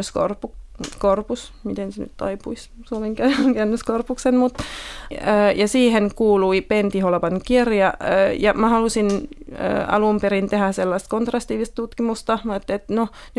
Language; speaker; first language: Finnish; non-native, fluent; French